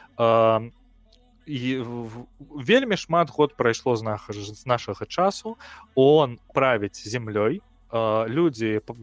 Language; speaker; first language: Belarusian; non-native, local second language; Russian